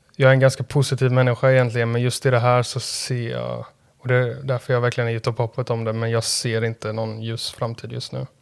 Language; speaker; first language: Swedish; native; Swedish